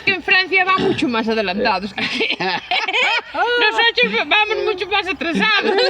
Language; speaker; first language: Spanish; native; Spanish